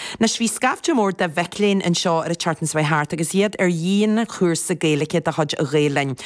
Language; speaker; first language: Irish; native; Irish